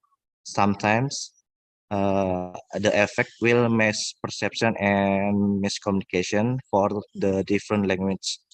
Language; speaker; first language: English; non-native, learner; Indonesian